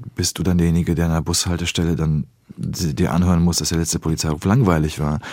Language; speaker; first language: German; early bilingual, other home language; Polish